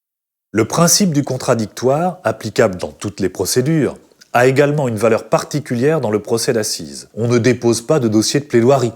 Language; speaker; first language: French; native; French